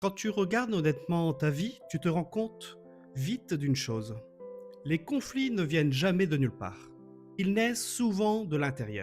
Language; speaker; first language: French; native; French